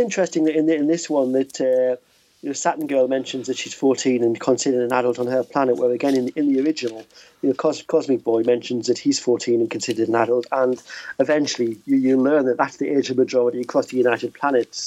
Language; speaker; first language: English; native; English